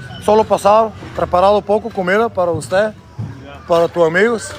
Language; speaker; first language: Spanish; non-native, learner; Bulgarian